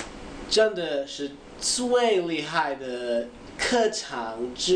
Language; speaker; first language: Chinese; non-native, learner; English